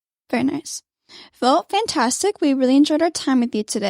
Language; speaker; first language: English; native; English